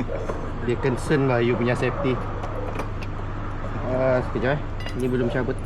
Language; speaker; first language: Malay; native; Malay